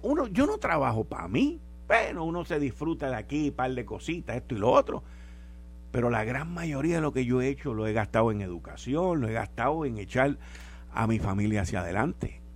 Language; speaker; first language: Spanish; native; Spanish